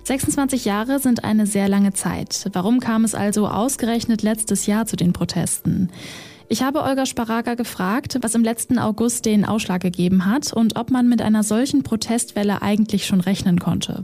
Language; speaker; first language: German; native; German